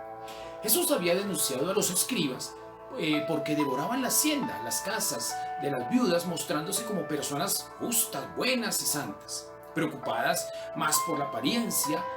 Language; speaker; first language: Spanish; native; Spanish